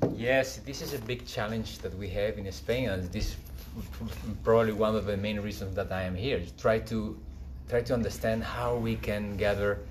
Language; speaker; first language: English; non-native, fluent; Spanish